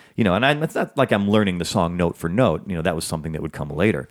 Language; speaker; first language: English; native; English